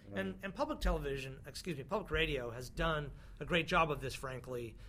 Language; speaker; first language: English; native; English